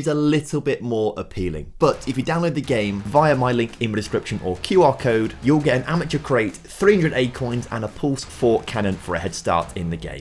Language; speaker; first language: English; native; English